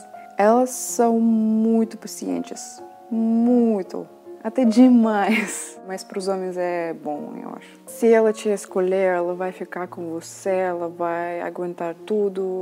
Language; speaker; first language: Portuguese; non-native, fluent; Russian